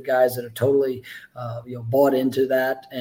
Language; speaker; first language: English; native; English